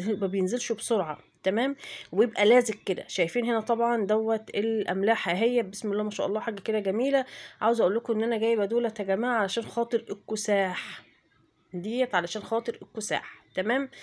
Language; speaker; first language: Arabic; native; Arabic